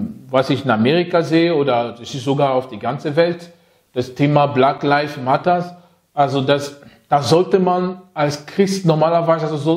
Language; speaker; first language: German; non-native, fluent; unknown